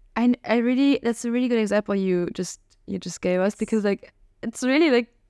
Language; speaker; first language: English; non-native, fluent; Hungarian